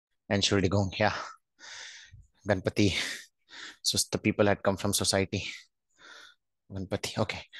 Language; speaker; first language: English; non-native, local second language; Hindi